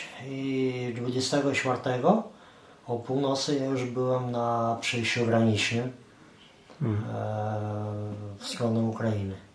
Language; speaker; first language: Polish; non-native, fluent; Ukrainian